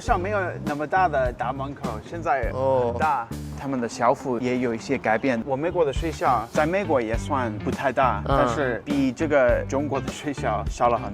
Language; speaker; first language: Chinese; non-native, fluent; English